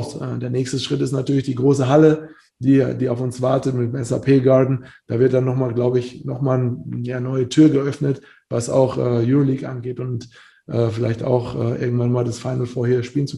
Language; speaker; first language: German; native; German